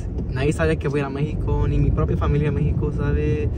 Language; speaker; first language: Spanish; early bilingual, heritage; Spanish